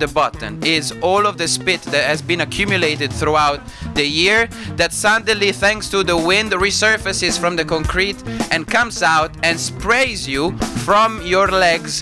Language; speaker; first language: English; non-native, fluent; Italian